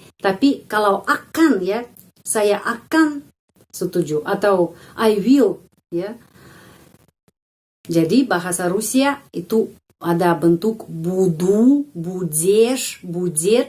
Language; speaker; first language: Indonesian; non-native, fluent; Russian